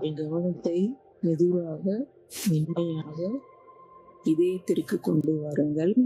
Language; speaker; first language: Tamil; native; Tamil